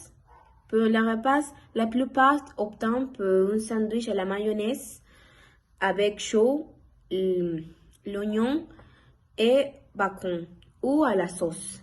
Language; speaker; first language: French; non-native, learner; Spanish